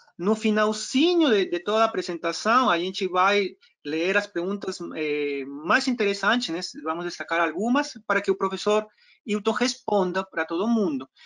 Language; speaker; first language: Portuguese; non-native, fluent; Spanish